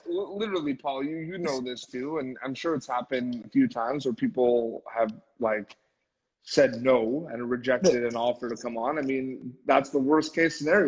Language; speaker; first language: English; native; English